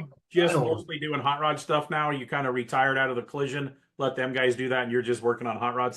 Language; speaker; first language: English; native; English